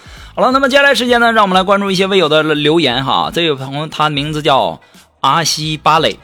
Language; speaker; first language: Chinese; native; Chinese